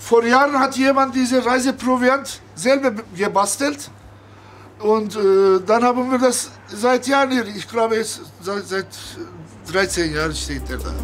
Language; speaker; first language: German; non-native, fluent; Turkish